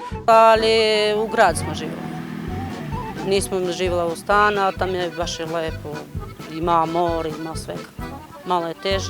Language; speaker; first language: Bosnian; non-native, learner; Albanian